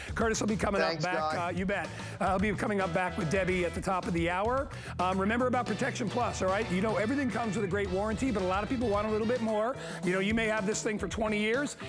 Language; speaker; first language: English; native; English